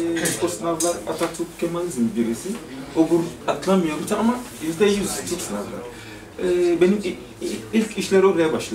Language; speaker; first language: Turkish; non-native, learner; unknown